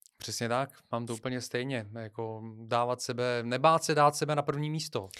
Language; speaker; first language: Czech; non-native, fluent; Bulgarian